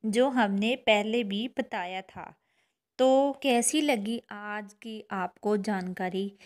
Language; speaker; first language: Hindi; non-native, local second language; Punjabi